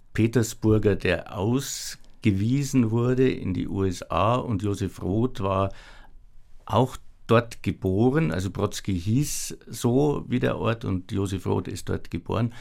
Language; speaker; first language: German; native; German